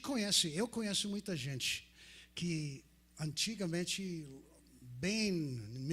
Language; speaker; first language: Portuguese; non-native, fluent; English